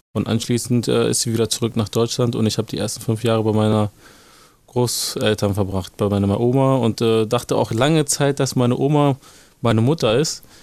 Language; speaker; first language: German; early bilingual, other home language; Akan